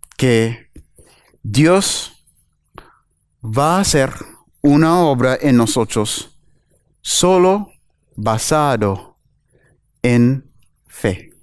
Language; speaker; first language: Spanish; non-native, fluent; English